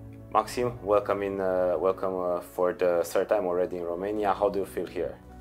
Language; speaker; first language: English; non-native, fluent; Romanian